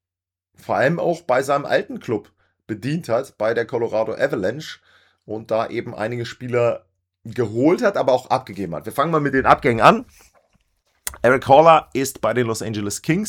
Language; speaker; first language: German; native; German